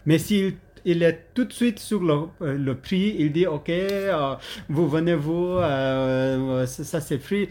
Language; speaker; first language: French; non-native, learner; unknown